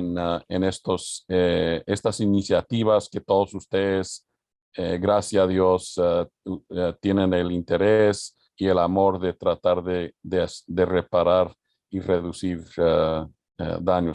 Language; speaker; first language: Spanish; early bilingual, other home language; English